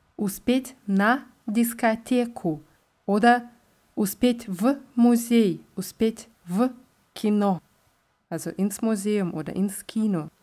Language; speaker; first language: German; non-native, fluent; Russian